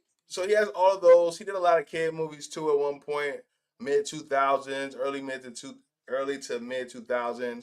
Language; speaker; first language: English; native; English